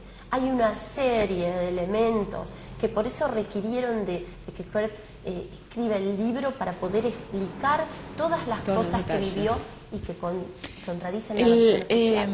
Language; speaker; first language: Spanish; native; Spanish